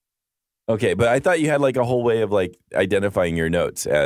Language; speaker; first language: English; native; English